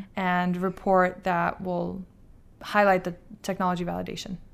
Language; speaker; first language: English; non-native, fluent; Azerbaijani